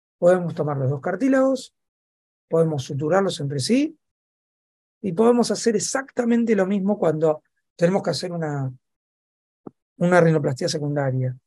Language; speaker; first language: Spanish; native; Spanish